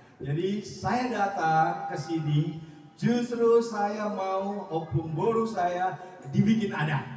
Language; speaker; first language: Indonesian; native; Indonesian